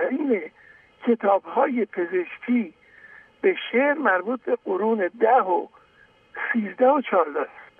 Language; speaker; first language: Persian; native; Persian